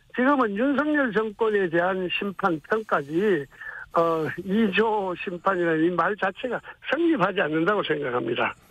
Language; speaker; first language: Korean; native; Korean